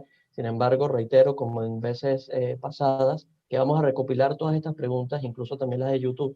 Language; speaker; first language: Spanish; native; Spanish